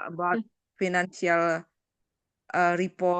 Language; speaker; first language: English; non-native, learner; Indonesian